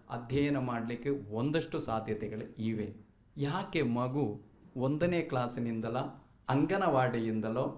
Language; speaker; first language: Kannada; non-native, local second language; Malayalam